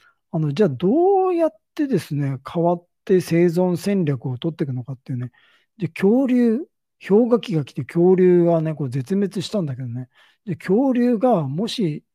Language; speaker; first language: Japanese; native; Japanese